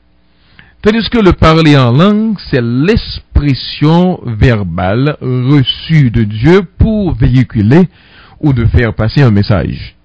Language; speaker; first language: French; non-native, local second language; Haitian Creole